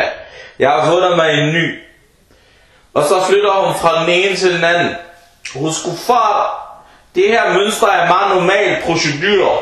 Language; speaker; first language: Danish; early bilingual, other home language; Arabic